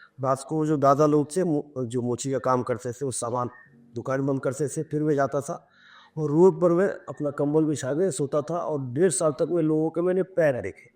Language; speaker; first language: Hindi; native; Hindi